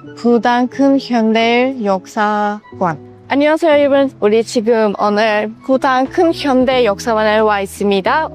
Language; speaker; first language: Korean; non-native, fluent; Turkish